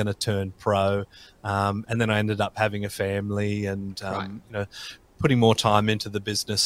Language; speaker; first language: English; native; English